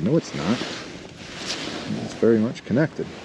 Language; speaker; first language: English; native; English